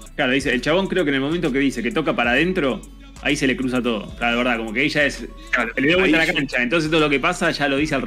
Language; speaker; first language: Spanish; native; Spanish